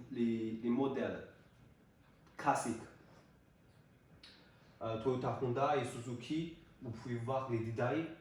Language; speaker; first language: French; non-native, learner; Chinese